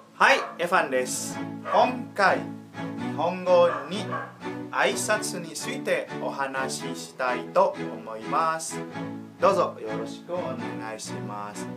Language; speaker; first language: Japanese; non-native, learner; Indonesian